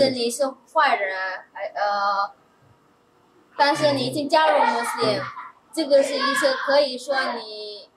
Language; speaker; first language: Chinese; non-native, fluent; Indonesian